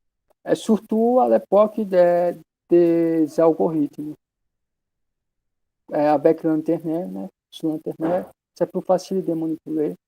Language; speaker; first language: French; non-native, learner; Portuguese